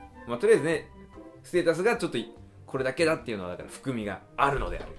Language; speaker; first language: Japanese; native; Japanese